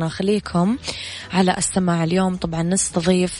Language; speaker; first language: Arabic; native; Arabic